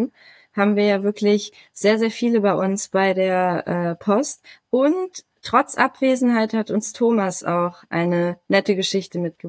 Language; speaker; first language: German; native; German